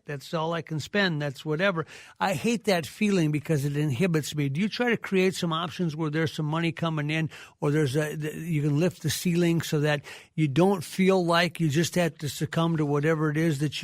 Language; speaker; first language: English; native; English